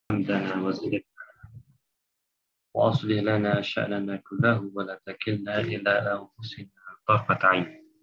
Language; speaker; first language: Arabic; non-native, fluent; Indonesian